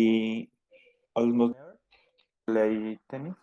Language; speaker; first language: English; non-native, learner; Spanish